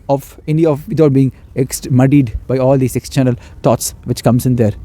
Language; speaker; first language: English; non-native, local second language; Tamil